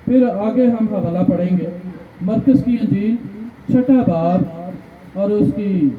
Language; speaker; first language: Urdu; non-native, local second language; Punjabi